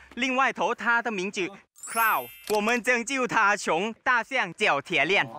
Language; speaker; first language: Chinese; non-native, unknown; Thai